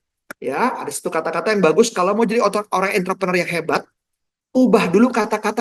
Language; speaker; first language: Indonesian; native; Indonesian